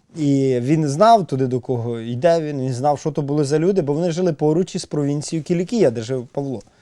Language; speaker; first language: Ukrainian; native; Ukrainian